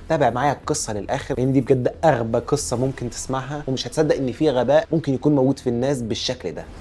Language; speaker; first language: Arabic; native; Arabic